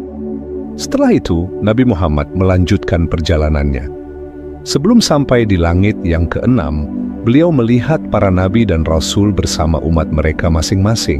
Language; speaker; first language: Indonesian; native; Indonesian